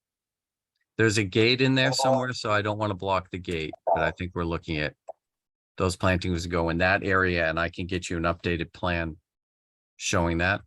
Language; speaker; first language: English; native; English